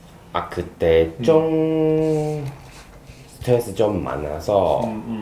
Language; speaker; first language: Korean; non-native, learner; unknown